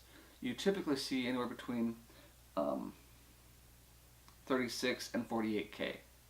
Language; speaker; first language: English; native; English